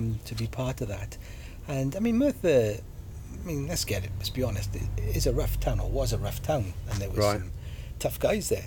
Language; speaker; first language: English; native; English